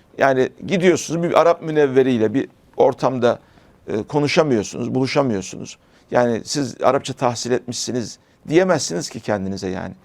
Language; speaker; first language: Turkish; native; Turkish